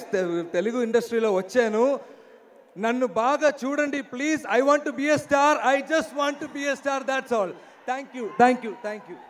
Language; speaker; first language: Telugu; non-native, learner; Malayalam